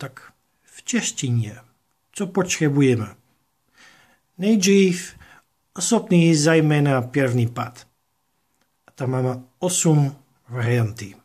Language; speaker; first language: Czech; non-native, fluent; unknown